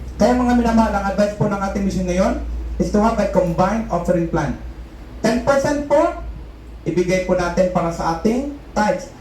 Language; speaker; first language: Filipino; non-native, local second language; Cebuano